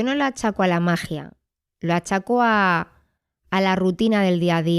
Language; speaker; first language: Spanish; native; Spanish